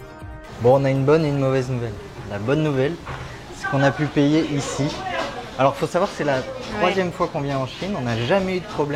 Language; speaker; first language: French; native; French